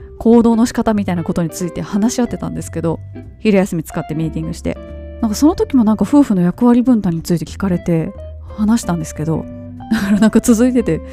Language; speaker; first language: Japanese; native; Japanese